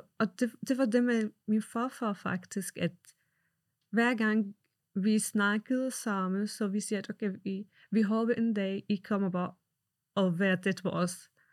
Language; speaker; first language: Danish; non-native, fluent; Arabic